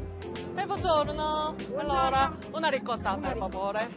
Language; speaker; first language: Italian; non-native, learner; Korean